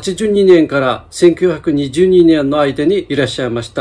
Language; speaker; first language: Japanese; non-native, fluent; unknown